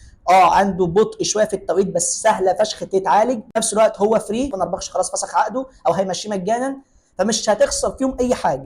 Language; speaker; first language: Arabic; native; Arabic